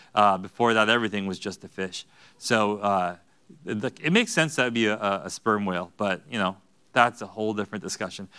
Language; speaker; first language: English; native; English